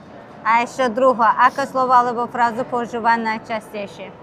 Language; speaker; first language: Slovak; non-native, learner; Azerbaijani